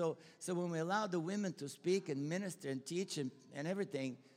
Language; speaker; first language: English; non-native, fluent; Bulgarian